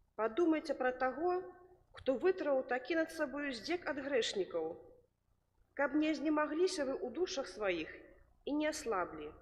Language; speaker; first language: Belarusian; native; Belarusian